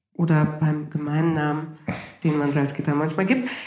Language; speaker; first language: German; native; German